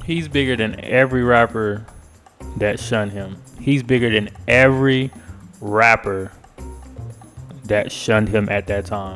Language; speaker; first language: English; native; English